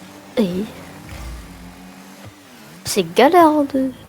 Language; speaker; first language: French; native; French